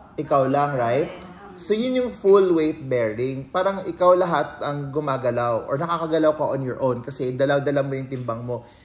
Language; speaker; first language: Filipino; non-native, local second language; Cebuano